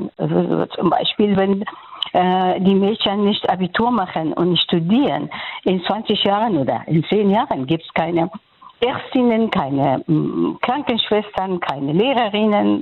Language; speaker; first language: German; non-native, fluent; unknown